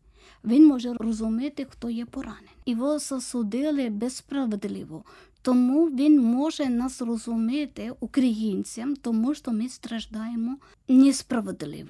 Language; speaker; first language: Ukrainian; non-native, learner; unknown